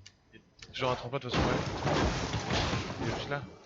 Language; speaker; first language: French; native; French